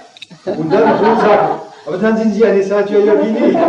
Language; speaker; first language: German; non-native, fluent; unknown